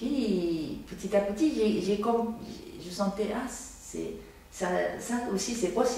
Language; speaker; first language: French; non-native, learner; Japanese